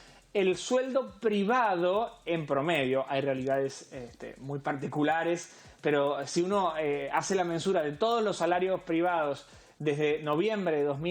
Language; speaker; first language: Spanish; native; Spanish